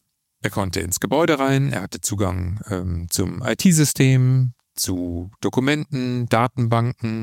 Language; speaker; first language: German; native; German